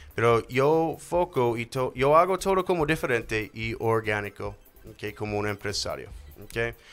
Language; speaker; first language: Spanish; non-native, learner; English